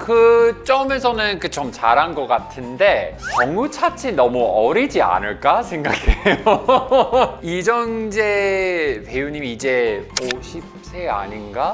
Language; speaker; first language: Korean; non-native, fluent; English